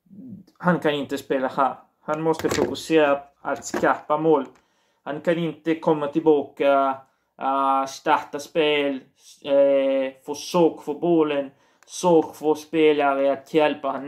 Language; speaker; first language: Swedish; non-native, learner; Portuguese